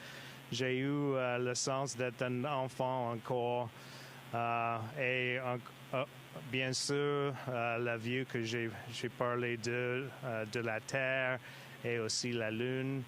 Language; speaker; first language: French; non-native, local second language; English